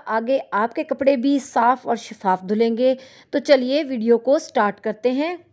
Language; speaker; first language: Urdu; native; Urdu